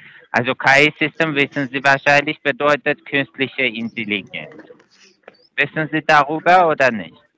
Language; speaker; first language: German; non-native, fluent; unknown